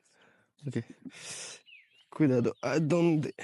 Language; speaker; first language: Spanish; non-native, learner; French